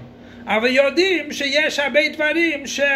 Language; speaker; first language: Hebrew; non-native, fluent; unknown